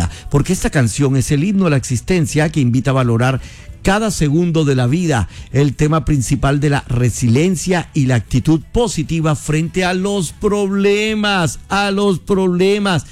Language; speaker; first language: Spanish; native; Spanish